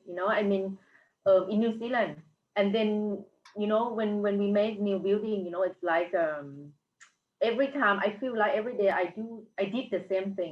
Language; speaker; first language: English; non-native, fluent; Thai